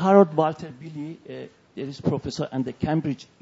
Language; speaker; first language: German; non-native, fluent; Persian